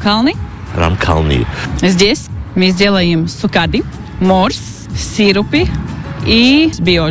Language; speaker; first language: Russian; non-native, local second language; Latvian